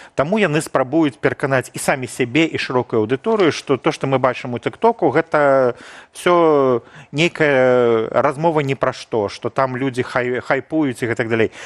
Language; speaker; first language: Belarusian; non-native, local second language; Russian